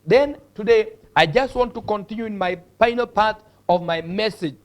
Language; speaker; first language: English; non-native, local second language; Swahili